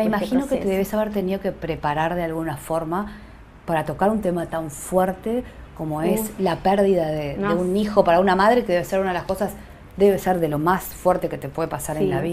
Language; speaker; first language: Spanish; native; Spanish